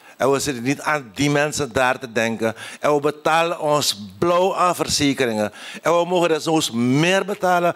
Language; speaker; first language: Dutch; native; Dutch